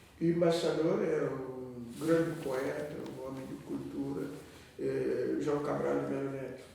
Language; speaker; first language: Portuguese; non-native, fluent; Wolof